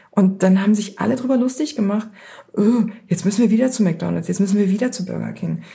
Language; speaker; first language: German; native; German